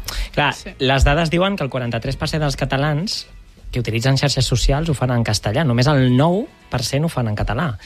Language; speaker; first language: Catalan; native; Catalan